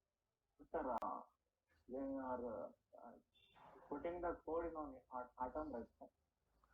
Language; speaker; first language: English; non-native, local second language; Kannada